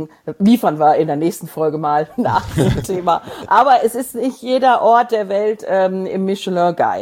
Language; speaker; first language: German; native; German